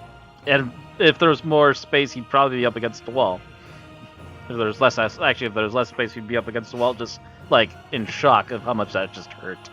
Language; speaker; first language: English; native; English